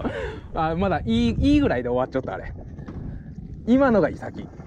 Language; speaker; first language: Japanese; native; Japanese